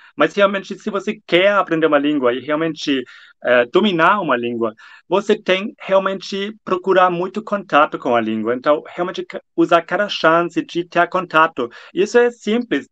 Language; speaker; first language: Portuguese; non-native, fluent; German